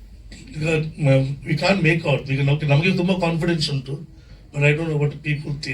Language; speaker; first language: Kannada; non-native, local second language; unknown